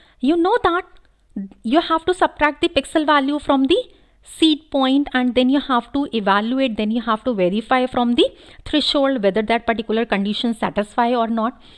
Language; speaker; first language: English; non-native, local second language; Hindi